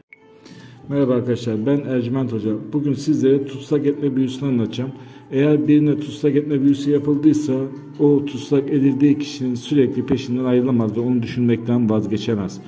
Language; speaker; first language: Turkish; native; Turkish